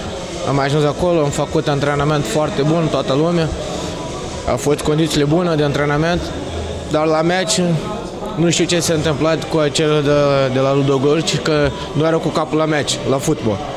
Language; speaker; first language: Romanian; non-native, learner; Portuguese